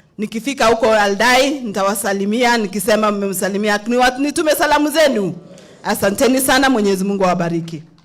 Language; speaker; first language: Swahili; non-native, local second language; Kalenjin